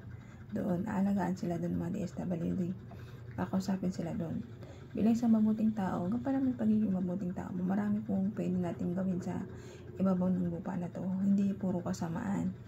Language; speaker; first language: Filipino; native; Filipino